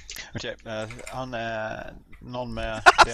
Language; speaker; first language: Swedish; native; Swedish